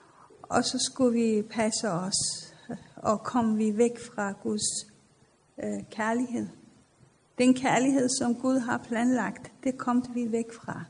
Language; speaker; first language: Danish; non-native, fluent; Persian